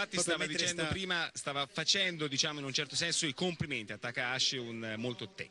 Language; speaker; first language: Italian; native; Italian